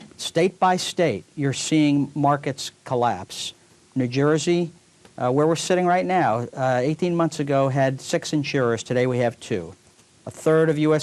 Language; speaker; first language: English; native; English